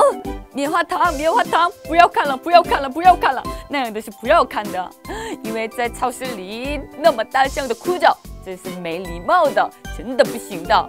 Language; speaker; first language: Chinese; non-native, fluent; Korean